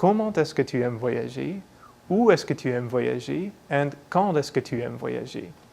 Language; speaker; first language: French; non-native, fluent; English